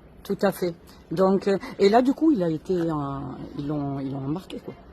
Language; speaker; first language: French; native; French